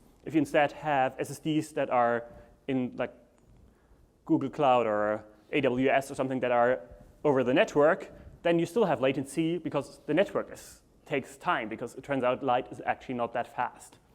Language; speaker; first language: English; non-native, fluent; German